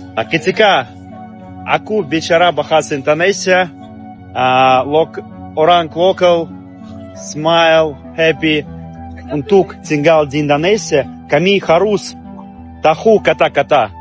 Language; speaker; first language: Indonesian; non-native, learner; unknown